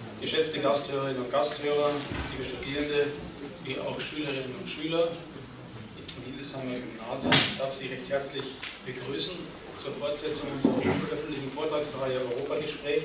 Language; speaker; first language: German; native; German